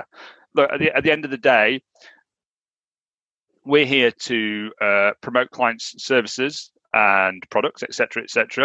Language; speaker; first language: English; native; English